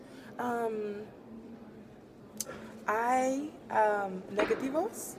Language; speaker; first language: Spanish; non-native, learner; English